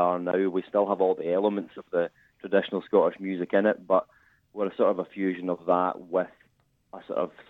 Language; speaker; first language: English; native; English